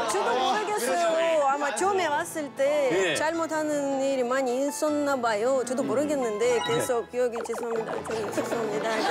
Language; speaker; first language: Korean; non-native, learner; Russian